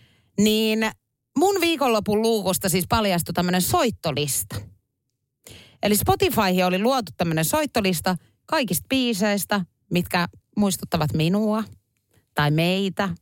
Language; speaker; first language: Finnish; native; Finnish